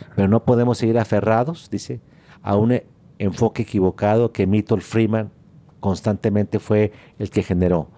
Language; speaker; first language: Spanish; native; Spanish